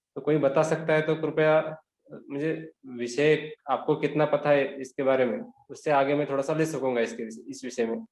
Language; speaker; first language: Hindi; non-native, local second language; Marathi